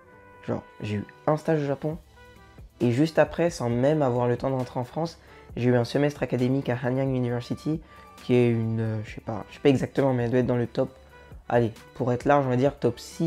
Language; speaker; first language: French; native; French